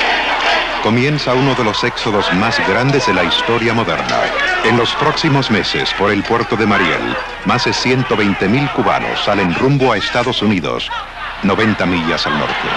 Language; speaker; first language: Spanish; native; Spanish